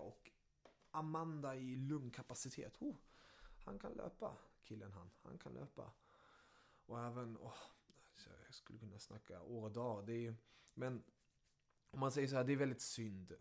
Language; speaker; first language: Swedish; early bilingual, other home language; German